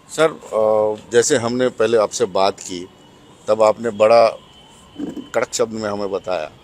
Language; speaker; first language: Hindi; non-native, local second language; Marathi